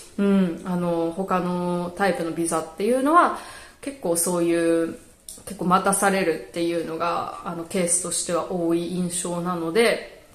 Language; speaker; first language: Japanese; native; Japanese